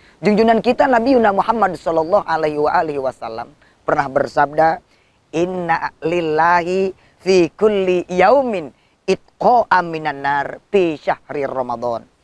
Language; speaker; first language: Indonesian; non-native, local second language; Sundanese